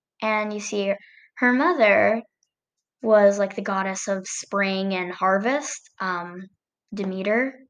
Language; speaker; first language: English; native; English